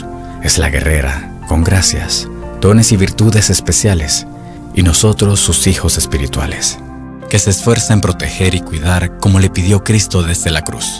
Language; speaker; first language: Spanish; native; Spanish